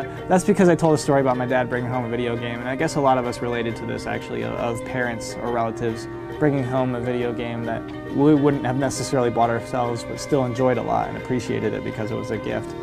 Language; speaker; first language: English; native; English